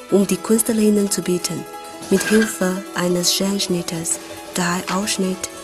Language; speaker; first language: German; non-native, fluent; Chinese